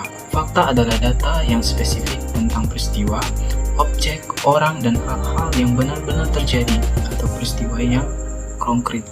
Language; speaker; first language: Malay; non-native, local second language; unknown